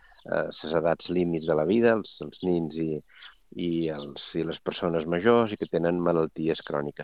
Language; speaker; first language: Catalan; native; Catalan